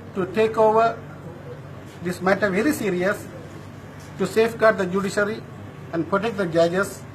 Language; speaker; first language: English; non-native, local second language; Tamil